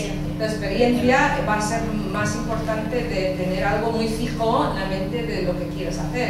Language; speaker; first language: Spanish; early bilingual, heritage; English